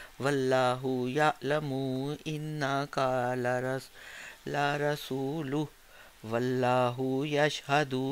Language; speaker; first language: Arabic; non-native, learner; Hindi